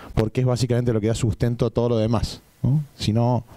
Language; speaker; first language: Spanish; native; Spanish